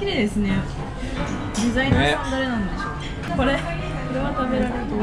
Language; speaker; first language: Japanese; early bilingual, other home language; Russian